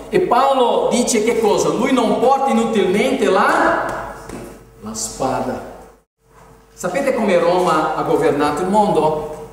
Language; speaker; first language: Italian; non-native, fluent; Portuguese